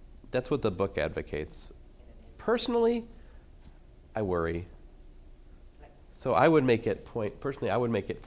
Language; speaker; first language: English; native; English